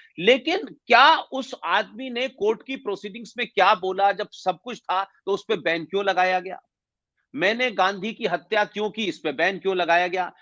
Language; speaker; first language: Hindi; native; Hindi